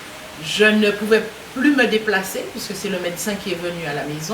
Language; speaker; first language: French; native; French